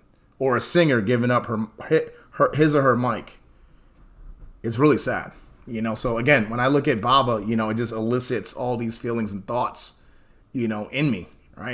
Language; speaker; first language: English; native; English